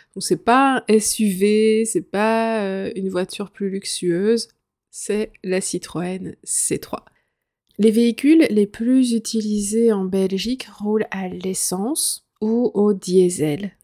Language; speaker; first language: French; native; French